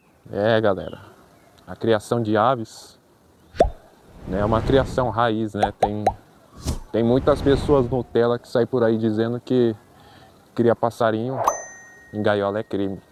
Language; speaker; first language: Portuguese; native; Portuguese